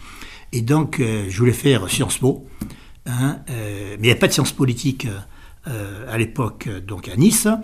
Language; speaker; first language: French; native; French